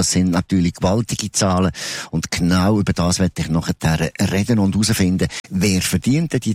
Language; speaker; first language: German; native; German